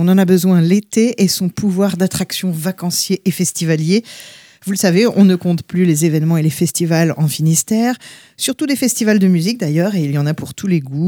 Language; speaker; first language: French; native; French